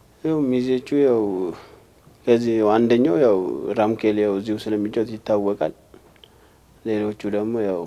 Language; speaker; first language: Amharic; non-native, local second language; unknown